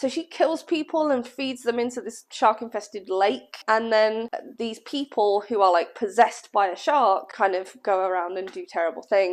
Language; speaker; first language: English; native; English